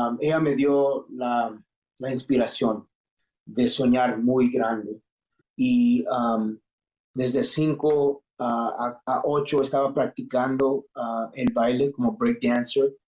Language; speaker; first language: Spanish; early bilingual, heritage; English